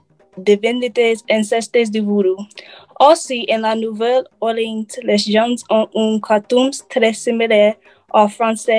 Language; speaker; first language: French; non-native, learner; English